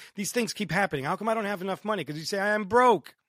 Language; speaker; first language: English; early bilingual, other home language; Romanian